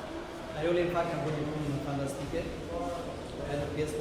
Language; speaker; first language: Albanian; native; Albanian